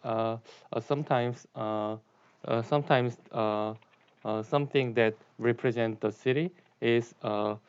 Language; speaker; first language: English; non-native, learner; Korean